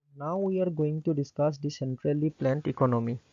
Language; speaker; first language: English; non-native, local second language; Assamese